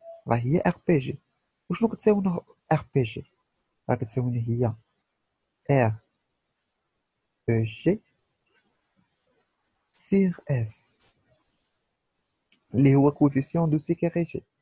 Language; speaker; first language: Arabic; native; Arabic